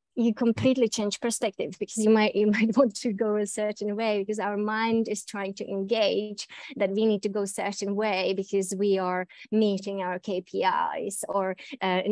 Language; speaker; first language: English; native; English